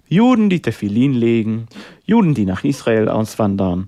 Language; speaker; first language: German; non-native, fluent; Hebrew